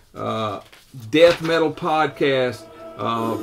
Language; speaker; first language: English; native; English